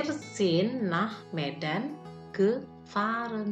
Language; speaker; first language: German; non-native, fluent; Indonesian